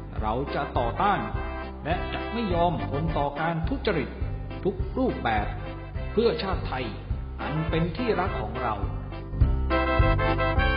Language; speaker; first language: Thai; native; Thai